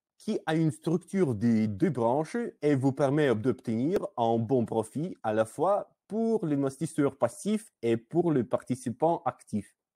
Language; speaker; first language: French; non-native, learner; Russian